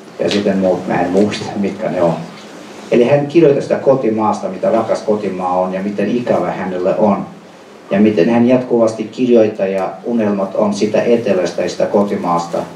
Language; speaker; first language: Finnish; non-native, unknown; Albanian